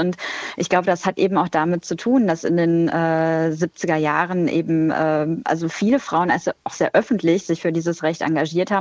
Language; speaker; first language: German; native; German